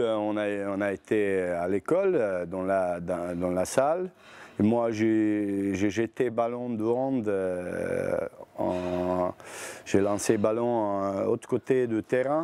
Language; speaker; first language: French; non-native, learner; Bosnian